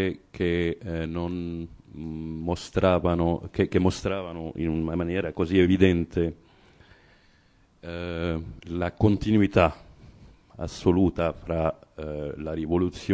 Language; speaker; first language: Italian; non-native, fluent; Arabic